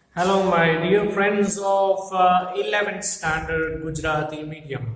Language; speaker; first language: English; non-native, local second language; Gujarati